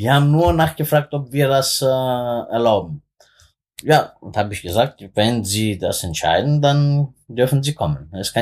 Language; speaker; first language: German; non-native, fluent; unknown